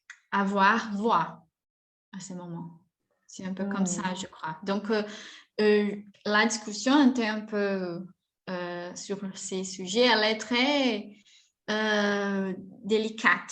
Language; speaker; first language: French; non-native, fluent; Portuguese